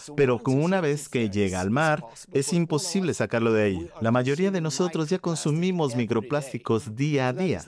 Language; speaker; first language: Spanish; non-native, fluent; Swedish